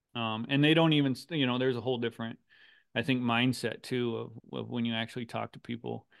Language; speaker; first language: English; native; English